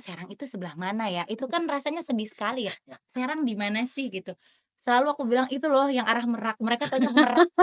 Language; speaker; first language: Indonesian; native; Indonesian